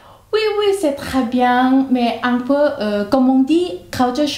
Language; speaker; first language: French; non-native, learner; Thai